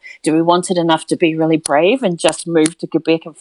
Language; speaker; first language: English; native; English